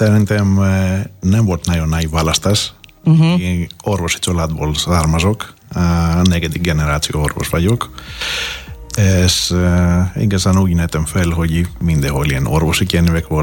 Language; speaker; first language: Hungarian; non-native, fluent; Greek